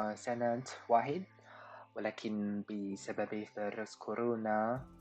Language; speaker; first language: Arabic; non-native, fluent; Chinese